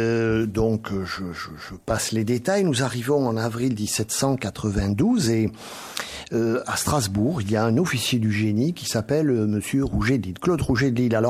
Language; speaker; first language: French; native; French